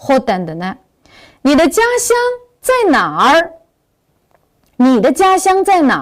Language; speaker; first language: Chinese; non-native, local second language; Uyghur